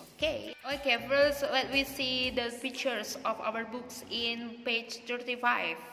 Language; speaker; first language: English; non-native, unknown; Indonesian